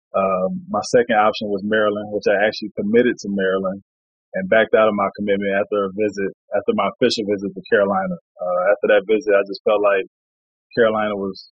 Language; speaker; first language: English; native; English